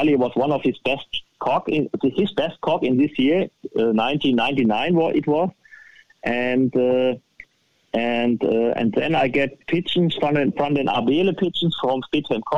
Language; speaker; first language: English; non-native, fluent; German